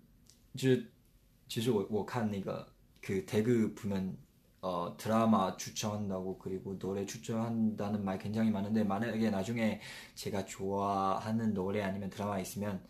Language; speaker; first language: Korean; non-native, fluent; Chinese